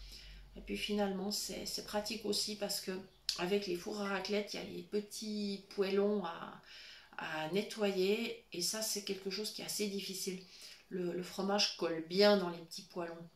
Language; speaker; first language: French; native; French